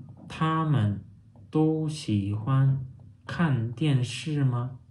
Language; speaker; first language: Chinese; non-native, fluent; Turkmen